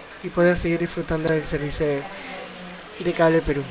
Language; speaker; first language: Spanish; native; Spanish